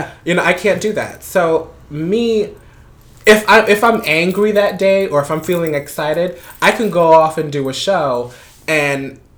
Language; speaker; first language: English; non-native, fluent; Spanish